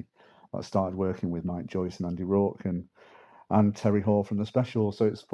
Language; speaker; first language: English; native; English